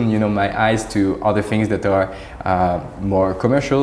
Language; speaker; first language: English; non-native, fluent; French